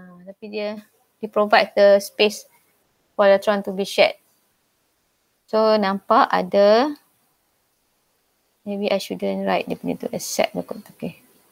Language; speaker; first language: English; non-native, local second language; Malay